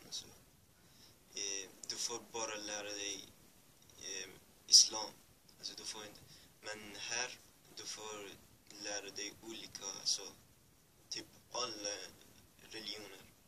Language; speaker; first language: Swedish; early bilingual, other home language; Persian